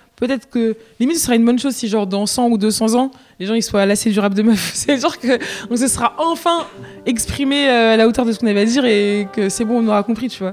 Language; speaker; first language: French; native; French